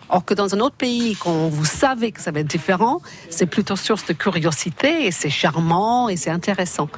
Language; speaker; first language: French; non-native, fluent; English